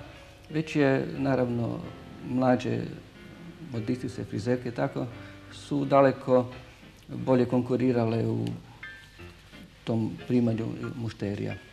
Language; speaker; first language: Croatian; native; Croatian